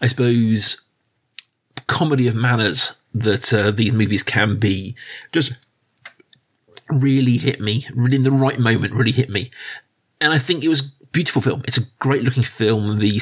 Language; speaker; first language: English; native; English